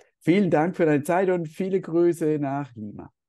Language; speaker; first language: German; native; German